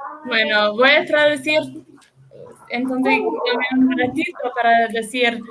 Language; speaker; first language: Spanish; non-native, learner; English